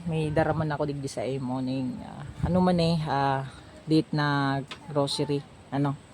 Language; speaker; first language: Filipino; non-native, local second language; Bikol